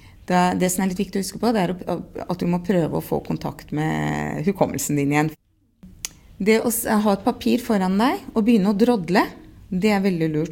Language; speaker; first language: Norwegian; native; Norwegian